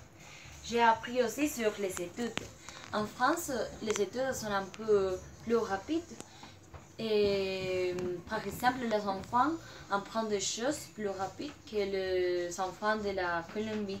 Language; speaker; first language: French; non-native, learner; Spanish